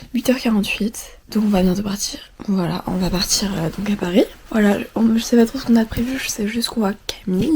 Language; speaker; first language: French; native; French